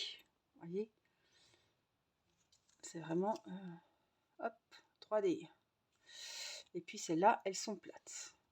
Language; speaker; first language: French; native; French